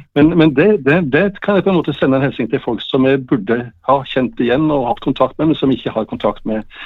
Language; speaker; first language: Norwegian; native; Norwegian